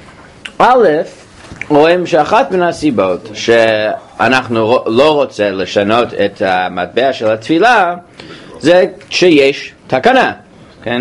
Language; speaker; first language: Hebrew; non-native, fluent; English